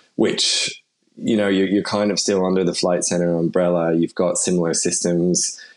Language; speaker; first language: English; native; English